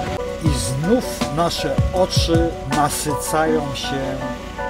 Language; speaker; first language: Polish; native; Polish